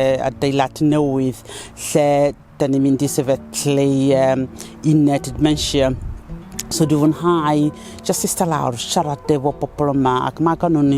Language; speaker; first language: Welsh; non-native, fluent; Southern Sotho